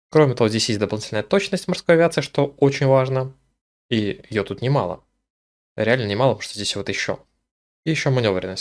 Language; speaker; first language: Russian; native; Russian